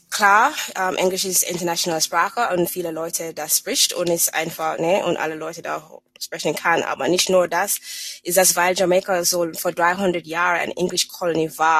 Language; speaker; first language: German; non-native, fluent; English